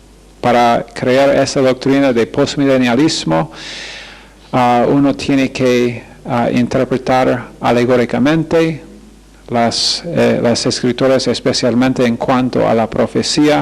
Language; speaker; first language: Spanish; non-native, fluent; English